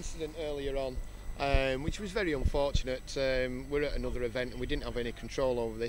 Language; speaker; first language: English; native; English